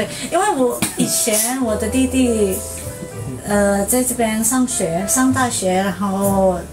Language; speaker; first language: Chinese; non-native, fluent; Indonesian